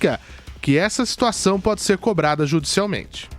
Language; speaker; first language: Portuguese; native; Portuguese